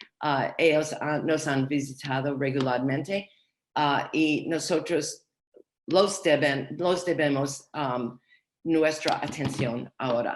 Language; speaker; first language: Spanish; non-native, learner; English